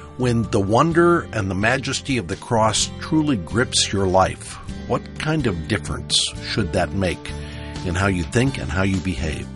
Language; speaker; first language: English; native; English